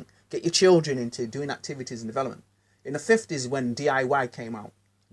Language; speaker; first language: English; native; English